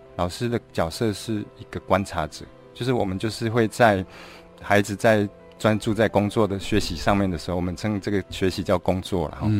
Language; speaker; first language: Chinese; non-native, local second language; Min Nan Chinese